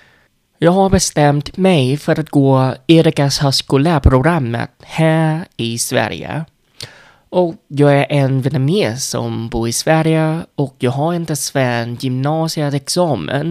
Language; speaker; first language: Swedish; non-native, fluent; Vietnamese